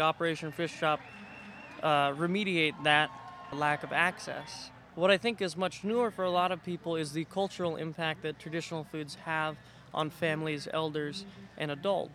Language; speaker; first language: English; native; English